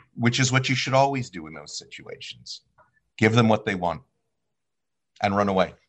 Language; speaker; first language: English; early bilingual, other home language; Polish